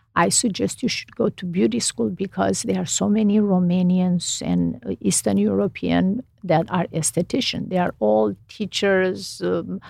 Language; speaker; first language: English; non-native, fluent; Romanian